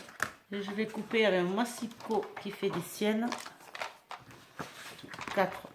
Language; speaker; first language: French; native; French